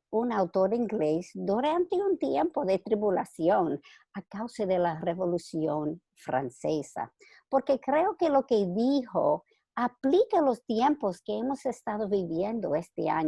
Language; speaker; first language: Spanish; non-native, fluent; English